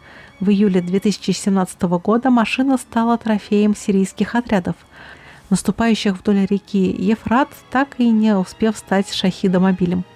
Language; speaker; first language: Russian; native; Russian